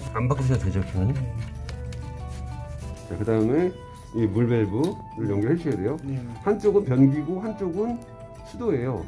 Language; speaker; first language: Korean; native; Korean